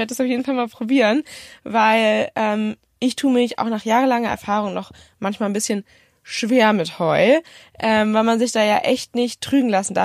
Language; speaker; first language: German; native; German